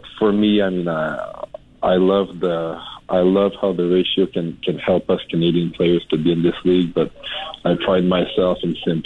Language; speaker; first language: English; non-native, fluent; French